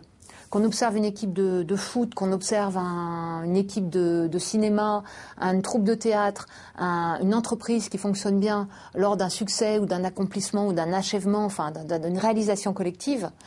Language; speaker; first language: French; native; French